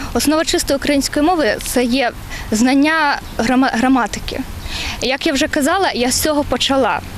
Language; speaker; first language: Ukrainian; non-native, local second language; Russian